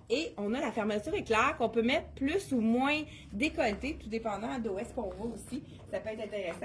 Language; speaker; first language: French; native; French